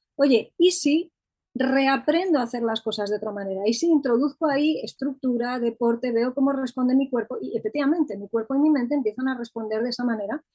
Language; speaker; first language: Spanish; native; Spanish